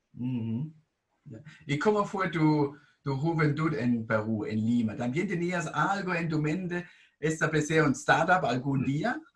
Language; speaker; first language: Spanish; non-native, fluent; German